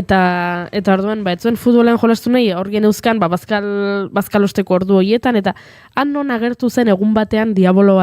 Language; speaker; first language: Basque; native; Basque